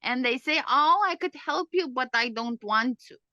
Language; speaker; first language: English; non-native, fluent; Romanian